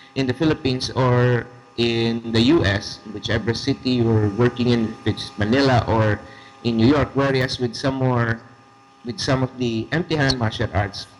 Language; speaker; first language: English; non-native, local second language; Filipino